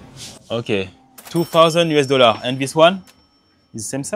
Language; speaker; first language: English; non-native, learner; French